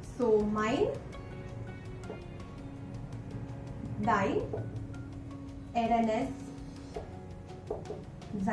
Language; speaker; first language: German; non-native, fluent; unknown